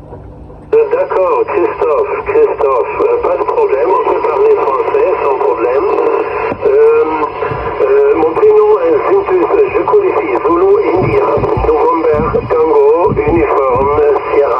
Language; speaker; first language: French; non-native, fluent; German